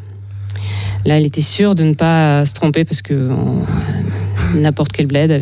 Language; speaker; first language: French; non-native, fluent; Russian